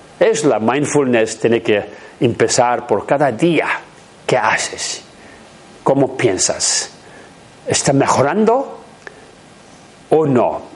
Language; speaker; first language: Spanish; non-native, learner; Tibetan